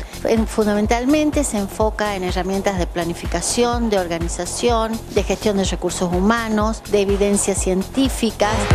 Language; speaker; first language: Spanish; native; Spanish